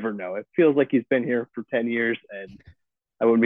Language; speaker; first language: English; native; English